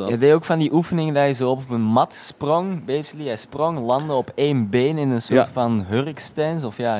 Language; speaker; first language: Dutch; native; Dutch